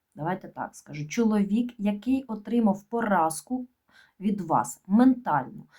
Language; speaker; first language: Ukrainian; non-native, local second language; Russian